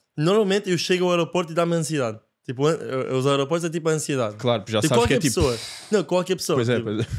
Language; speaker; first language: Portuguese; non-native, fluent; English